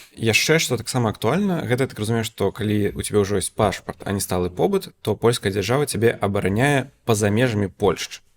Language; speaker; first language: Belarusian; native; Belarusian